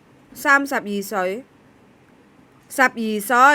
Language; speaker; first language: Cantonese; non-native, learner; Indonesian